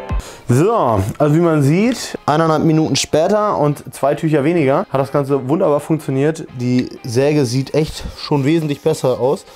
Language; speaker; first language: German; native; German